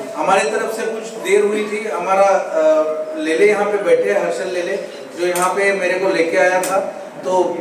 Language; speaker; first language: Hindi; non-native, local second language; Marathi